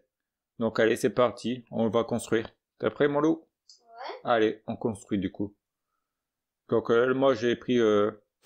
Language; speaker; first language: French; native; French